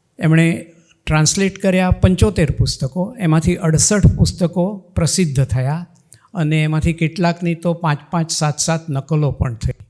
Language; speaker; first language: Gujarati; non-native, local second language; Marathi